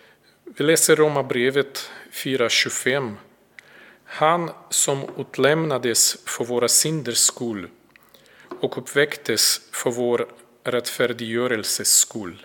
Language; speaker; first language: Swedish; non-native, fluent; Russian